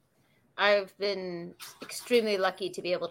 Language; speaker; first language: English; native; English